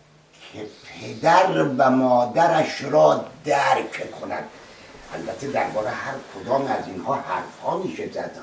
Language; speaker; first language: Persian; native; Persian